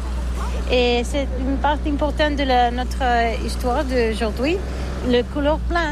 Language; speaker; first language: French; non-native, learner; Catalan